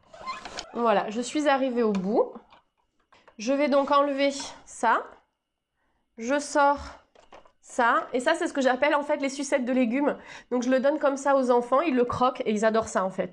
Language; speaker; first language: French; native; French